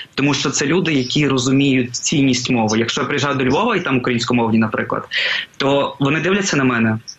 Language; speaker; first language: Ukrainian; non-native, local second language; Russian